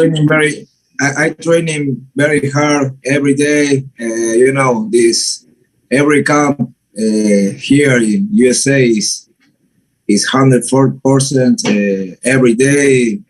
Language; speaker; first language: English; non-native, learner; Spanish